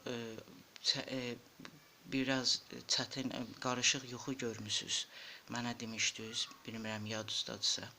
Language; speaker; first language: Azerbaijani; native; Azerbaijani